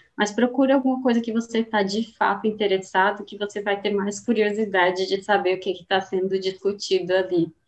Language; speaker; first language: Portuguese; native; Portuguese